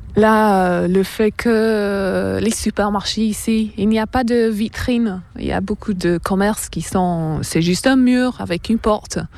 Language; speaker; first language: French; non-native, fluent; English